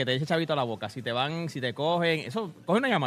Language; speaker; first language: Spanish; native; Spanish